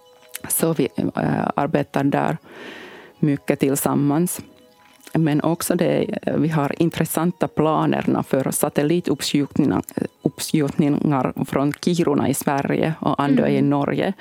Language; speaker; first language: Swedish; non-native, local second language; Finnish